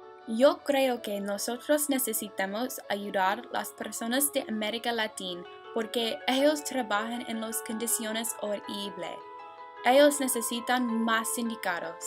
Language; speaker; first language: Spanish; non-native, learner; English